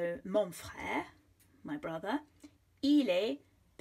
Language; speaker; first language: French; non-native, fluent; English